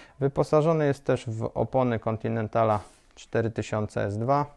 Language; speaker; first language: Polish; native; Polish